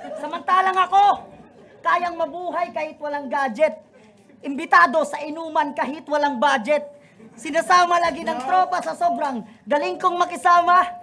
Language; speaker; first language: Filipino; non-native, local second language; Waray